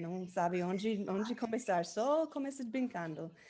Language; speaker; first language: Portuguese; non-native, learner; English